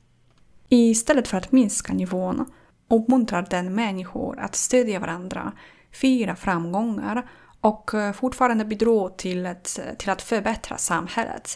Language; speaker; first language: Swedish; non-native, fluent; Polish